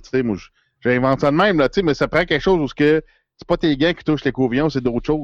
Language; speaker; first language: French; native; French